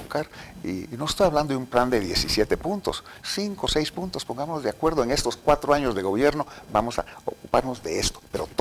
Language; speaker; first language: Spanish; native; Spanish